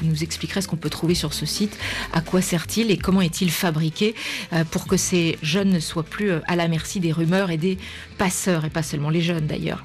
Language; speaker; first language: French; native; French